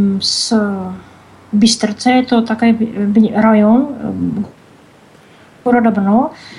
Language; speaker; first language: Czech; non-native, learner; Russian